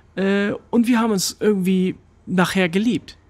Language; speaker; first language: German; native; German